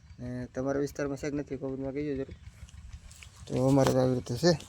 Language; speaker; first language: Gujarati; native; Gujarati